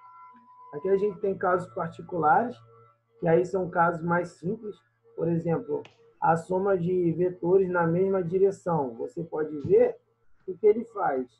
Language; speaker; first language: Portuguese; native; Portuguese